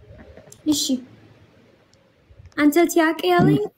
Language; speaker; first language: Amharic; non-native, learner; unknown